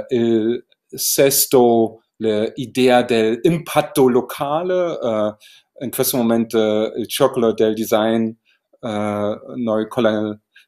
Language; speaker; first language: Italian; non-native, learner; German